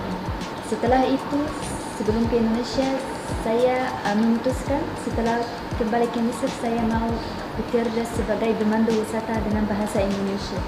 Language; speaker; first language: Indonesian; non-native, learner; Arabic